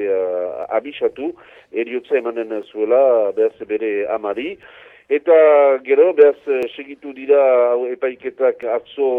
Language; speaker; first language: Basque; native; Basque